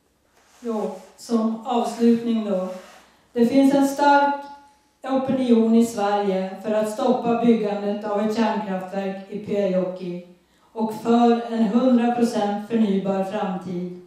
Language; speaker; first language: Swedish; native; Swedish